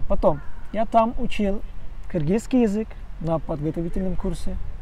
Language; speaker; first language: Russian; non-native, fluent; Turkish